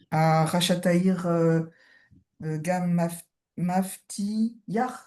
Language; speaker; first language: Hebrew; non-native, learner; French